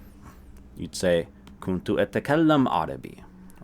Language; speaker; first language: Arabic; non-native, fluent; English